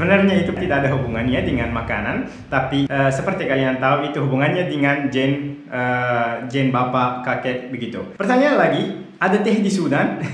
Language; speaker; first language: Indonesian; non-native, fluent; Arabic